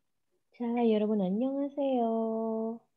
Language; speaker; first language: Korean; non-native, fluent; Indonesian